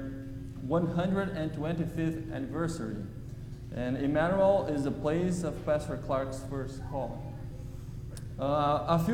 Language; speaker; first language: English; non-native, fluent; Portuguese